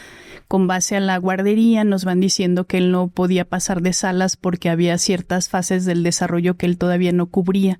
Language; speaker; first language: Spanish; native; Spanish